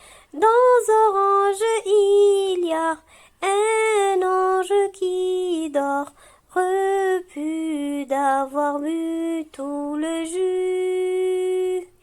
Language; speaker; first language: French; non-native, local second language; Arabic